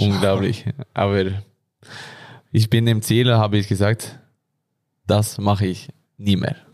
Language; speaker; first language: German; non-native, learner; Norwegian